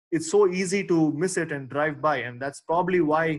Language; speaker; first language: English; non-native, local second language; Tamil